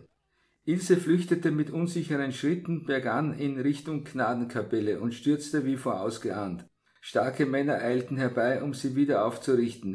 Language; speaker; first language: German; native; German